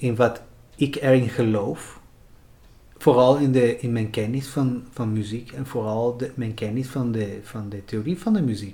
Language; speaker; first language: Dutch; non-native, fluent; Spanish